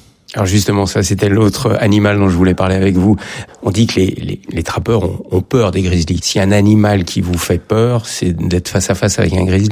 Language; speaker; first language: French; native; French